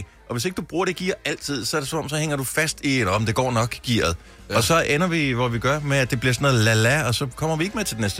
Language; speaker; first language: Danish; native; Danish